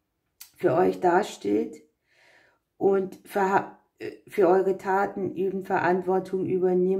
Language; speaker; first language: German; native; German